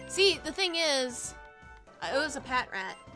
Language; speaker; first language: English; native; English